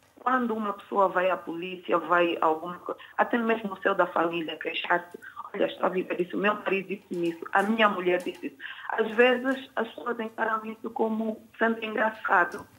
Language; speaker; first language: Portuguese; native; Portuguese